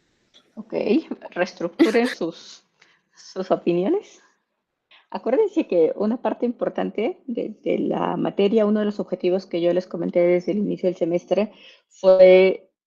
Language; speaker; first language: Spanish; native; Spanish